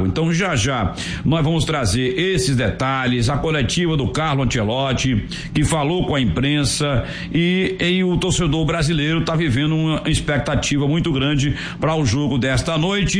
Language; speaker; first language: Portuguese; native; Portuguese